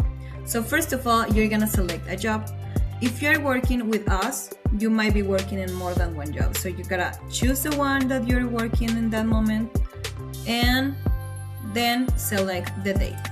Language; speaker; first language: English; non-native, fluent; Spanish